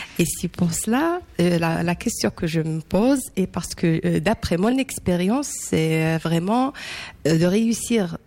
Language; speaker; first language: French; non-native, local second language; Arabic